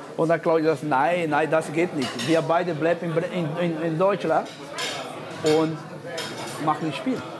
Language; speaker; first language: German; non-native, fluent; Spanish